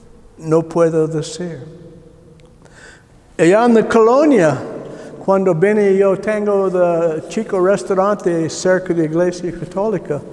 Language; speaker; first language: Spanish; non-native, learner; English